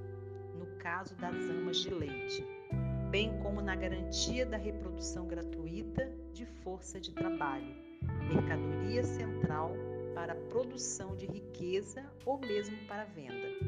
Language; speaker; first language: Portuguese; native; Portuguese